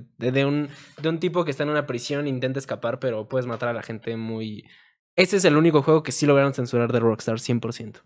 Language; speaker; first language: Spanish; native; Spanish